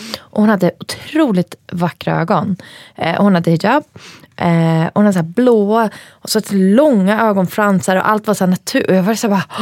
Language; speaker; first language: Swedish; native; Swedish